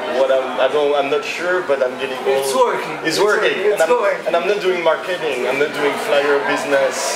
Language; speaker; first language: English; non-native, fluent; French